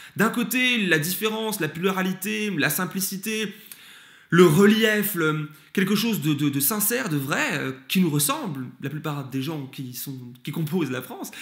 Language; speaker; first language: French; early bilingual, other home language; Turkish